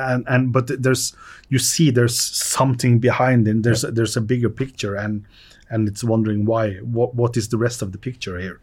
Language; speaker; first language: English; non-native, fluent; Norwegian